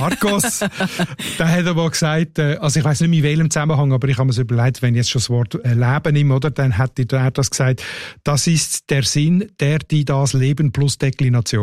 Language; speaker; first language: German; native; German